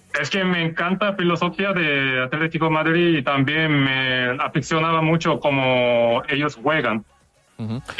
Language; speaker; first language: Spanish; non-native, fluent; Korean